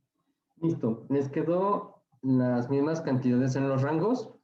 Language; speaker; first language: Spanish; native; Spanish